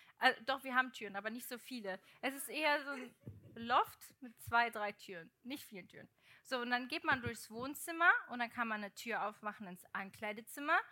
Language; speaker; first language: German; early bilingual, other home language; Portuguese